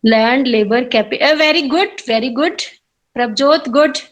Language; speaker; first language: English; non-native, local second language; Punjabi